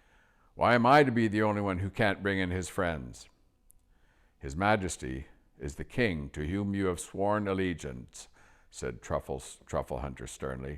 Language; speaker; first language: English; native; English